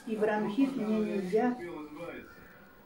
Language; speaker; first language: Russian; native; Russian